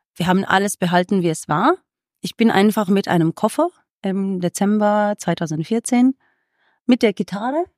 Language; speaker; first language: German; non-native, fluent; Romanian